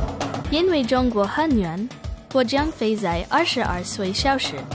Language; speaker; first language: Chinese; non-native, learner; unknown